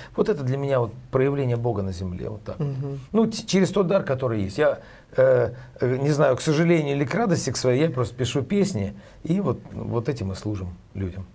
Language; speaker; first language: Russian; native; Russian